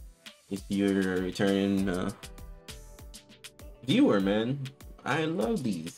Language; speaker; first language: English; native; English